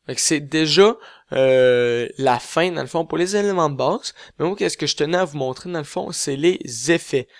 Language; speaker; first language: French; native; French